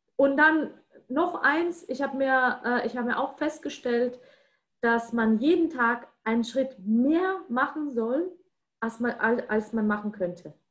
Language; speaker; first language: German; non-native, fluent; Russian